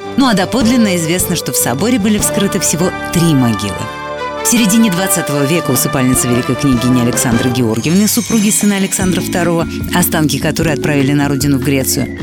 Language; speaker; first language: Russian; native; Russian